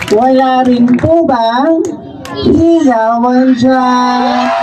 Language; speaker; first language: Filipino; native; Filipino